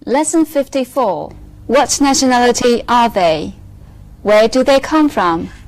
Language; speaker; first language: English; non-native, fluent; Chinese